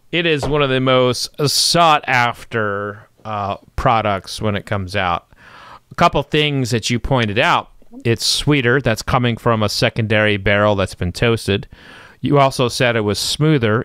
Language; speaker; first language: English; native; English